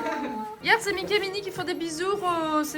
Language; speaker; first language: French; native; French